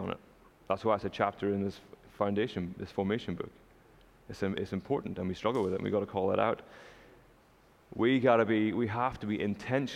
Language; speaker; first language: English; native; English